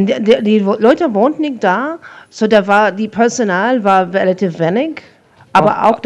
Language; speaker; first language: German; non-native, fluent; English